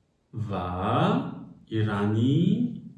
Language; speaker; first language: Persian; non-native, learner; German